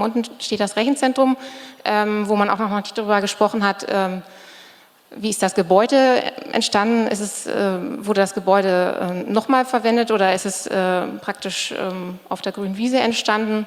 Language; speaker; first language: German; native; German